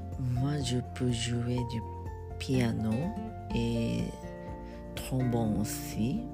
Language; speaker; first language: French; non-native, learner; Japanese